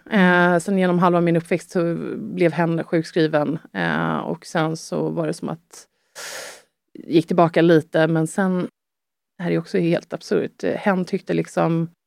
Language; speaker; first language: Swedish; native; Swedish